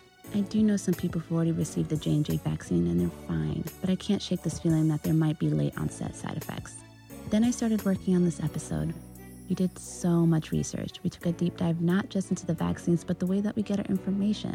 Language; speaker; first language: English; native; English